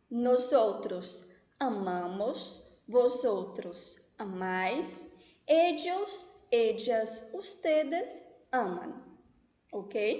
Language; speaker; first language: Spanish; non-native, fluent; Portuguese